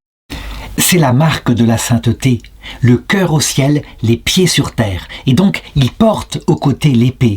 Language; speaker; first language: French; native; French